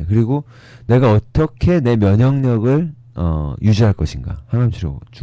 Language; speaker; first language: Korean; native; Korean